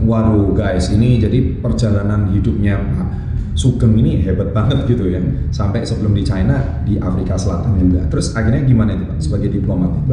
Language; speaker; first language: Indonesian; native; Indonesian